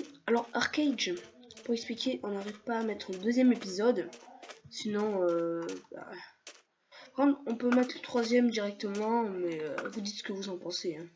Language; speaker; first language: French; native; French